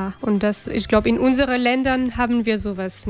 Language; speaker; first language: German; non-native, fluent; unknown